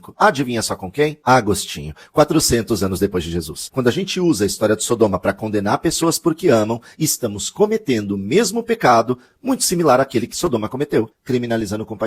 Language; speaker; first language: Portuguese; native; Portuguese